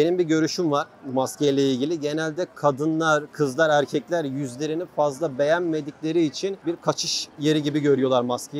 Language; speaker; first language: Turkish; native; Turkish